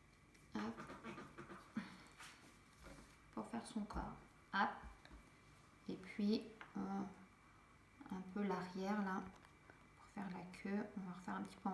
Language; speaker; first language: French; native; French